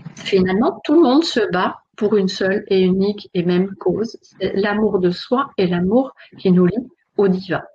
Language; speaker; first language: French; native; French